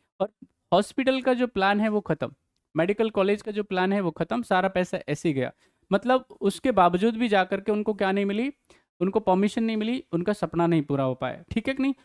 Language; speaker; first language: Hindi; native; Hindi